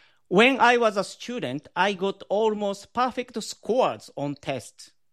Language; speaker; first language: English; non-native, learner; Japanese